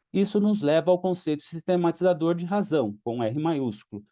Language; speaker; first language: Portuguese; native; Portuguese